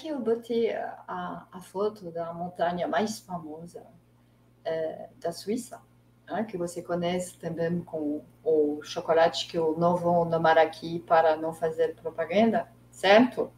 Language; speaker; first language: Portuguese; non-native, fluent; French